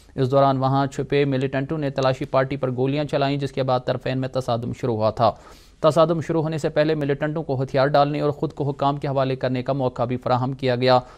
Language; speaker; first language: Urdu; non-native, local second language; Kashmiri